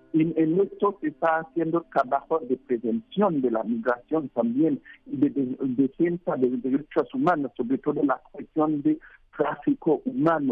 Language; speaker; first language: Spanish; non-native, fluent; Haitian Creole